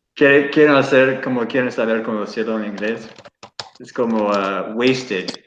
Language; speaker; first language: Spanish; non-native, learner; English